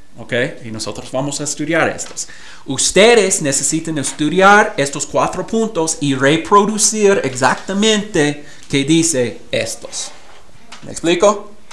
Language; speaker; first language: Spanish; non-native, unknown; English